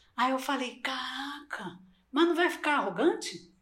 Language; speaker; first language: Portuguese; non-native, local second language; Spanish